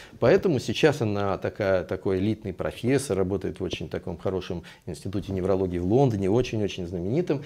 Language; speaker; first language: Russian; native; Russian